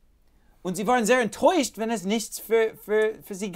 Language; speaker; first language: German; non-native, learner; English